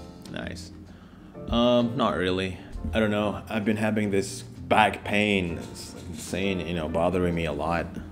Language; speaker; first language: English; non-native, fluent; Indonesian